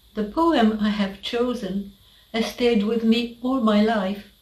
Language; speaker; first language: English; non-native, fluent; French